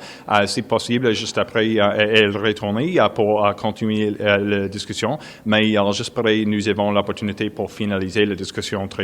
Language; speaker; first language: French; non-native, local second language; English